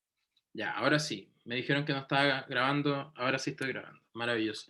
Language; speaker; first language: Spanish; native; Spanish